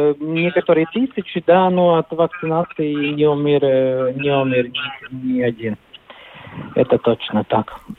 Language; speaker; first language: Russian; non-native, local second language; Latvian